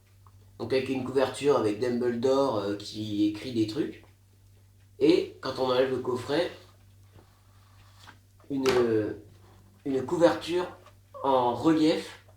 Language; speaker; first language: French; native; French